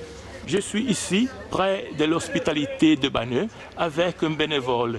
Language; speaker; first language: French; native; French